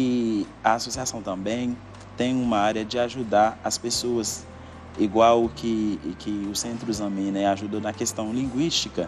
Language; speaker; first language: Portuguese; non-native, fluent; Haitian Creole